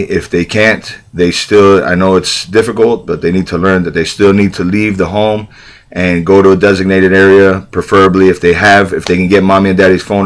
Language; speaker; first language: English; native; English